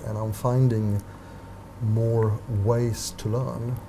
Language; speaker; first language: English; non-native, fluent; Swedish